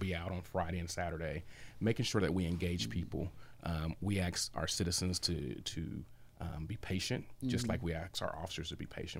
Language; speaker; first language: English; native; English